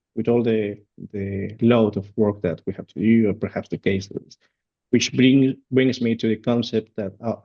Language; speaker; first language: English; non-native, fluent; Spanish